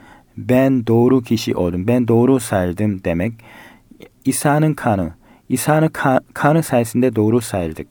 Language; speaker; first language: Turkish; non-native, learner; Korean